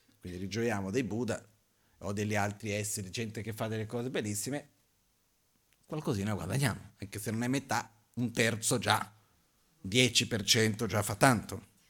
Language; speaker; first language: Italian; non-native, fluent; Portuguese